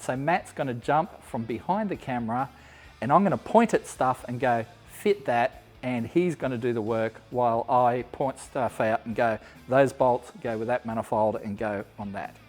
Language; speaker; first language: English; native; English